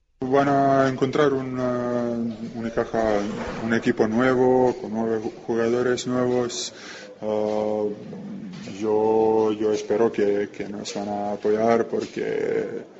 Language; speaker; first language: Spanish; non-native, learner; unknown